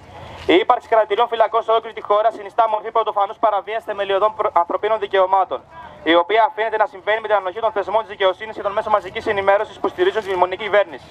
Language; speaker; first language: Greek; native; Greek